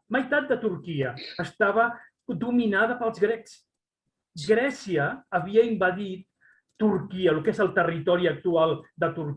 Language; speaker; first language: Catalan; non-native, local second language; Spanish